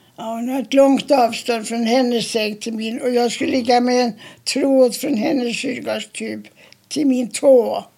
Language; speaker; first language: Swedish; early bilingual, other home language; German